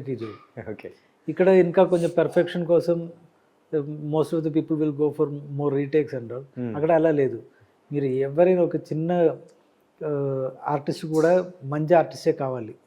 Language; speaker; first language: Telugu; non-native, learner; Malayalam